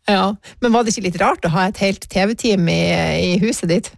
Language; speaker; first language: Norwegian; native; Norwegian